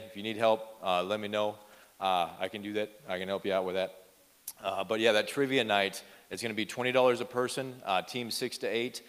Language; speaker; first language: English; native; English